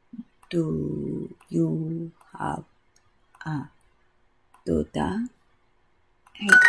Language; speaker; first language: English; non-native, learner; Japanese